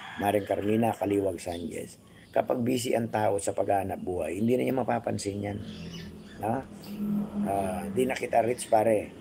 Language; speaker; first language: Filipino; non-native, local second language; Pampanga